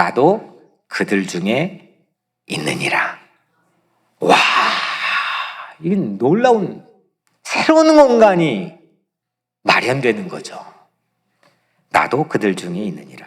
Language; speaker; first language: Korean; native; Korean